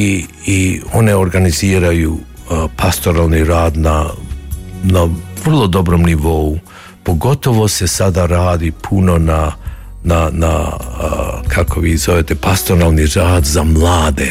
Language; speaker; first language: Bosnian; early bilingual, heritage; Croatian